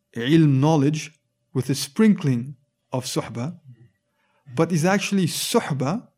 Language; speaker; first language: English; native; English